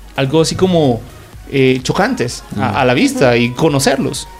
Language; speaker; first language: Spanish; native; Spanish